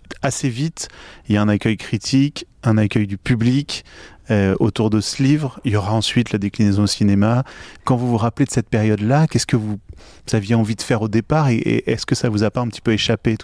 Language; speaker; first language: French; native; French